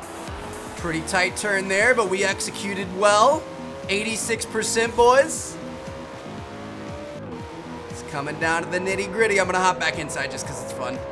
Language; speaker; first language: English; native; English